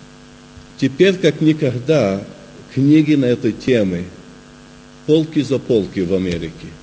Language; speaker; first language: Russian; early bilingual, heritage; Russian